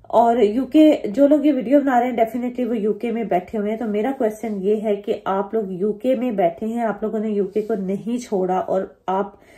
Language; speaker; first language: Urdu; native; Urdu